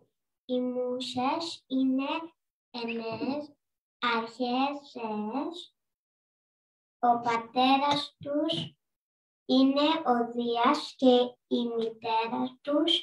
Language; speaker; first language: Greek; non-native, learner; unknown